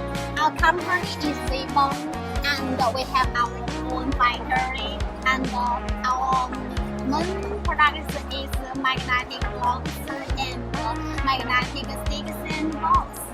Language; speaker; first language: English; non-native, local second language; Chinese